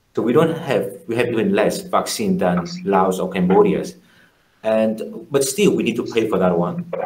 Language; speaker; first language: English; non-native, fluent; Vietnamese